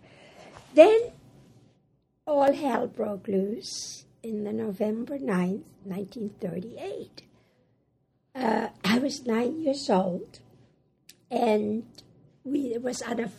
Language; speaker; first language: English; early bilingual, other home language; German